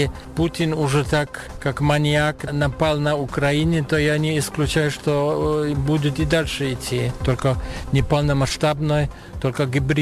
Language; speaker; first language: Russian; non-native, fluent; German